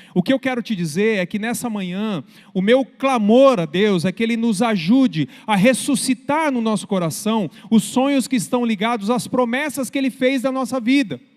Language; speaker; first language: Portuguese; native; Portuguese